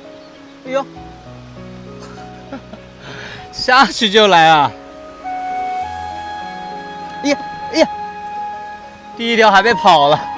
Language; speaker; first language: Chinese; native; Chinese